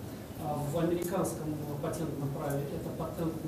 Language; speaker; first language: Russian; native; Russian